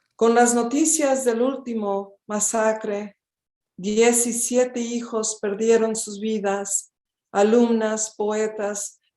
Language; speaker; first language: Spanish; early bilingual, heritage; Spanish